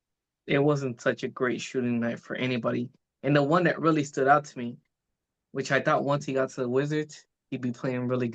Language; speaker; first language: English; native; English